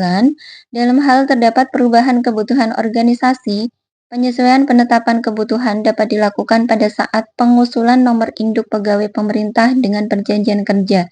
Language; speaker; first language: Indonesian; native; Indonesian